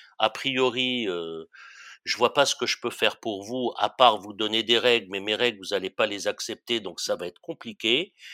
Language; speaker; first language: French; early bilingual, other home language; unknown